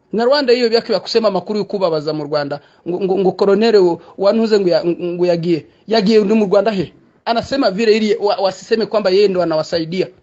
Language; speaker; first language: Swahili; non-native, local second language; Kinyarwanda